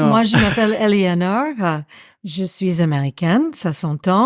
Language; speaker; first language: French; non-native, fluent; English